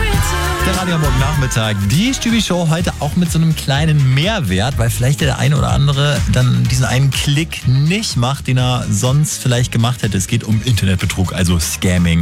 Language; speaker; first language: German; native; German